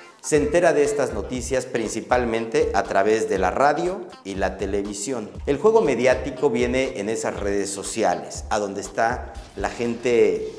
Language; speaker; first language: Spanish; native; Spanish